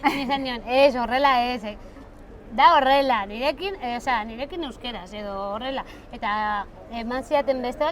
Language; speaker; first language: Basque; early bilingual, other home language; Spanish